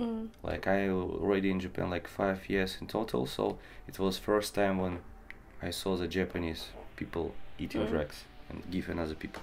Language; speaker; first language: English; non-native, learner; Russian